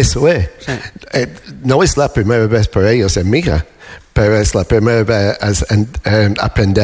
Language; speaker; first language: Spanish; non-native, fluent; English